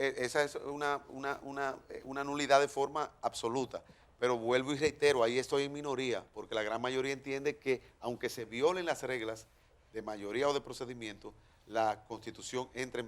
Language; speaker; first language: Spanish; native; Spanish